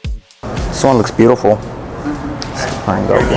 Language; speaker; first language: English; native; English